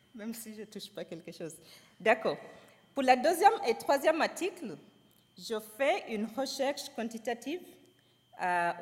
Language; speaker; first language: French; non-native, fluent; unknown